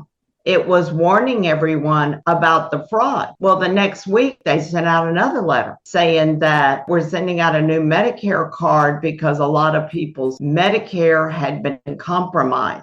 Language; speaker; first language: English; native; English